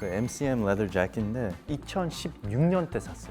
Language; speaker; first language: Korean; early bilingual, heritage; English